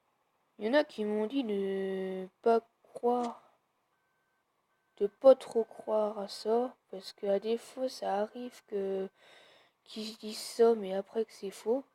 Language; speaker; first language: French; native; French